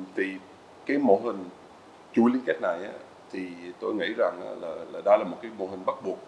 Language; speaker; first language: Vietnamese; non-native, fluent; Dutch